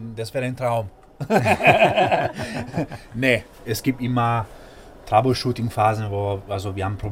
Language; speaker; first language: German; non-native, fluent; Italian